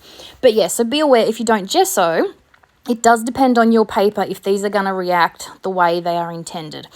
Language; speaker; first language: English; native; English